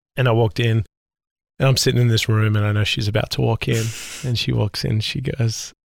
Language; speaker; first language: English; native; English